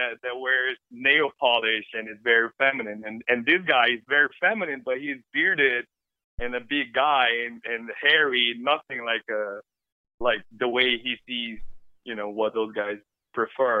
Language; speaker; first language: English; non-native, fluent; Portuguese